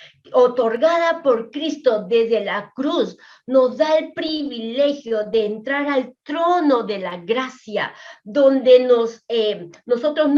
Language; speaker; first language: Spanish; native; Spanish